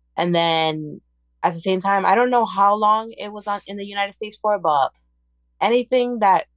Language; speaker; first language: English; early bilingual, other home language; Spanish